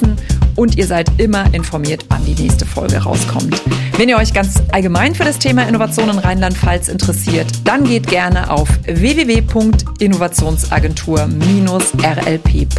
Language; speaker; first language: German; native; German